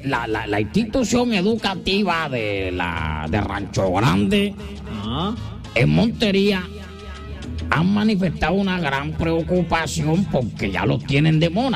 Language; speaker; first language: Spanish; native; Spanish